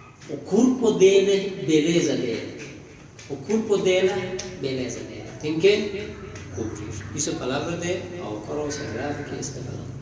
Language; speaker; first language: Portuguese; non-native, fluent; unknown